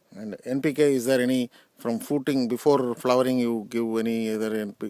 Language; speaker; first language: English; non-native, local second language; Tamil